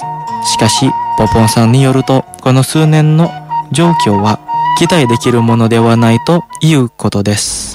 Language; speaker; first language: Japanese; non-native, fluent; Indonesian